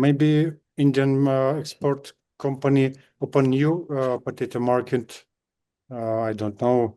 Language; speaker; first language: English; non-native, learner; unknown